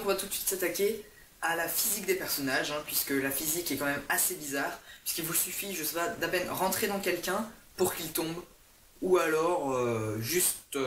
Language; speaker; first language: French; native; French